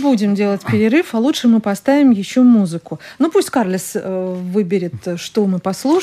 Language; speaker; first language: Russian; native; Russian